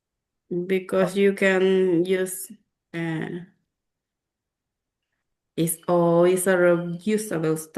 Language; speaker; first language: English; non-native, learner; Spanish